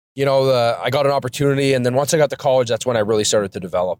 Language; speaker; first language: English; native; English